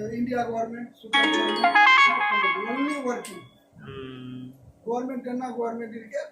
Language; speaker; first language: Tamil; non-native, learner; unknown